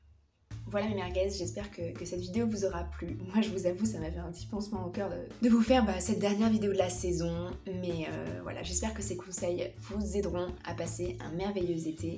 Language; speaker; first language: French; native; French